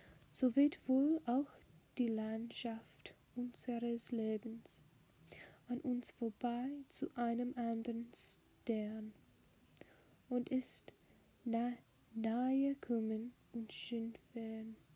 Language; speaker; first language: German; non-native, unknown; English